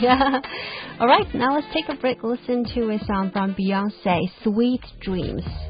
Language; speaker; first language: English; non-native, fluent; Chinese